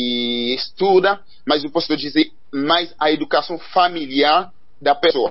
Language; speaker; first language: Portuguese; non-native, learner; Haitian Creole